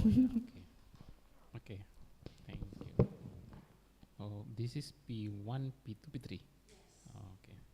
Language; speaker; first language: English; non-native, learner; Indonesian